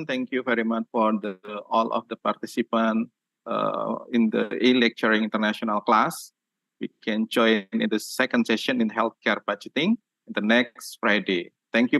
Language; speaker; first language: English; non-native, learner; Indonesian